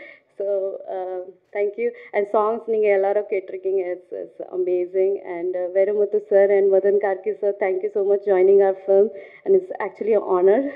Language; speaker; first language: Tamil; non-native, fluent; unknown